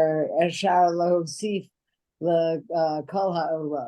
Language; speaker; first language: Hebrew; non-native, learner; English